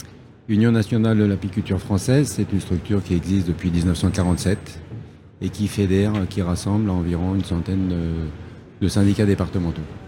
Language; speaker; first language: French; native; French